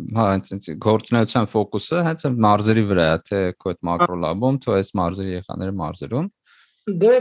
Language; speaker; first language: Armenian; native; Armenian